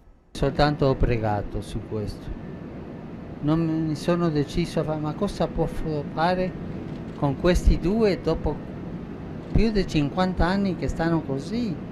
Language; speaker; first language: Italian; non-native, fluent; Spanish